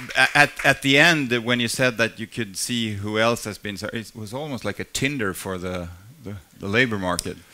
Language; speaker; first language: English; non-native, fluent; Swedish